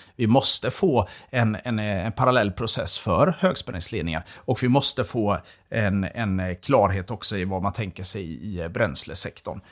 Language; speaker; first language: Swedish; native; Swedish